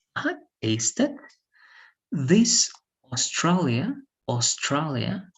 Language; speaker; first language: English; non-native, fluent; Spanish